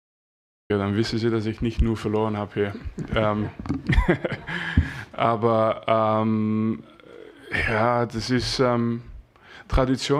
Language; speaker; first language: German; non-native, fluent; French